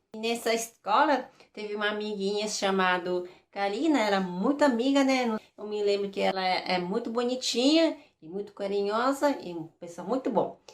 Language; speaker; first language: Portuguese; early bilingual, other home language; Japanese